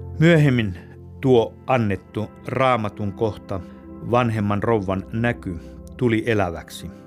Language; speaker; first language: Finnish; native; Finnish